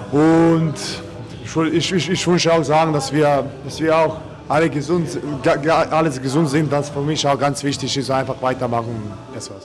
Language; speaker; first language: German; non-native, fluent; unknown